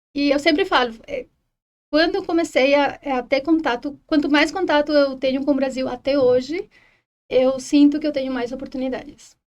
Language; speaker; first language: Portuguese; non-native, fluent; Spanish